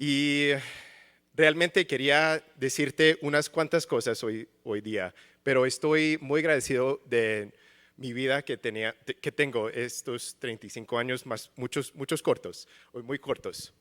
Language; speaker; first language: Spanish; early bilingual, heritage; English